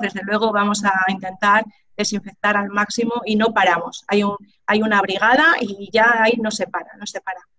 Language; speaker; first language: Spanish; native; Spanish